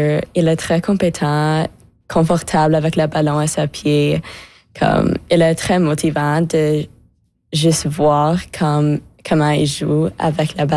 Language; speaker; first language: French; non-native, local second language; English